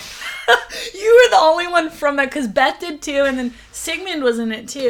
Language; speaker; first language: English; native; English